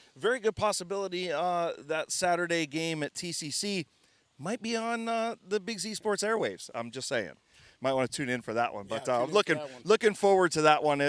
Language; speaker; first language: English; native; English